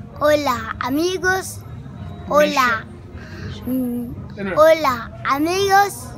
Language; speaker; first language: Spanish; non-native, learner; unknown